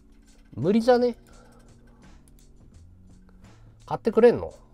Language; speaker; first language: Japanese; native; Japanese